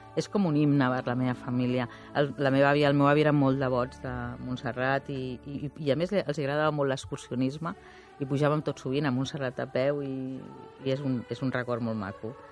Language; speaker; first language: Catalan; native; Catalan